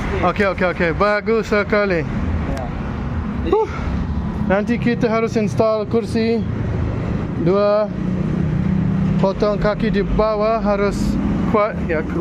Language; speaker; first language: Indonesian; non-native, learner; English